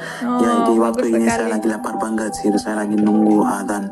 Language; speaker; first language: Indonesian; non-native, learner; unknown